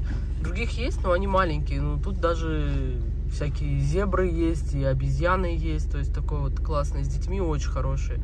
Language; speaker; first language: Russian; native; Russian